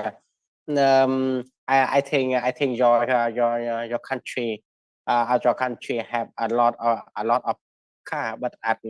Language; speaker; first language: English; non-native, learner; Vietnamese